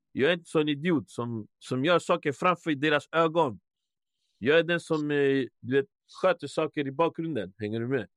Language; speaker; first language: Swedish; early bilingual, other home language; Spanish